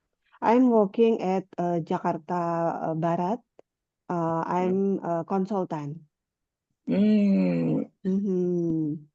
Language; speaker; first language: English; non-native, learner; Indonesian